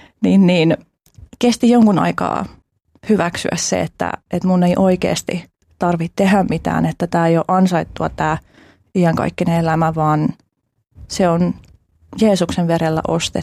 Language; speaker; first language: Finnish; early bilingual, other home language; Albanian